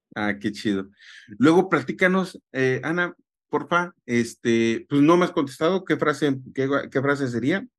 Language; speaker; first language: Spanish; native; Spanish